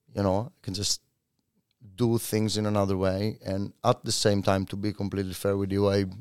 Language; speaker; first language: English; non-native, fluent; Italian